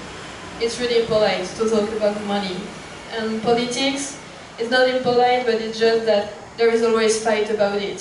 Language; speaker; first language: English; non-native, fluent; French